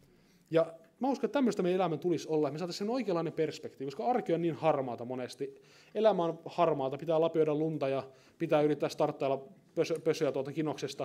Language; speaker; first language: Finnish; native; Finnish